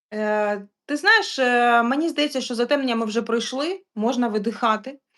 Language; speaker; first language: Ukrainian; native; Ukrainian